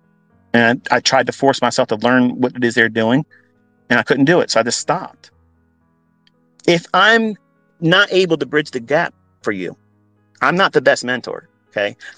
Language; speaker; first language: English; native; English